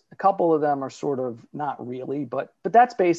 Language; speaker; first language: English; early bilingual, other home language; Italian